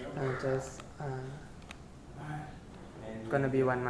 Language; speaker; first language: English; non-native, learner; Thai